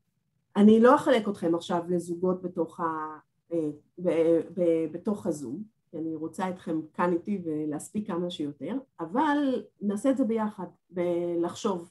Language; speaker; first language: Hebrew; native; Hebrew